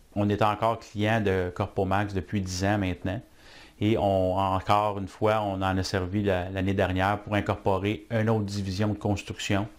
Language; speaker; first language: French; native; French